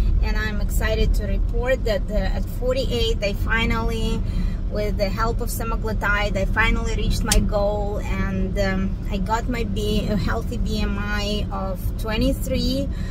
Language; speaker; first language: English; non-native, fluent; Russian